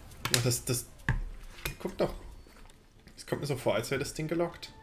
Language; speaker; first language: German; native; German